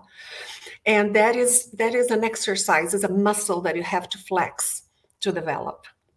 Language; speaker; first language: English; non-native, fluent; Portuguese